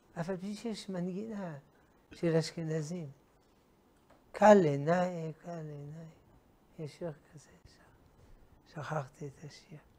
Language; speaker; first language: Hebrew; non-native, fluent; French